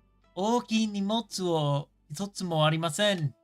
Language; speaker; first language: Japanese; non-native, learner; English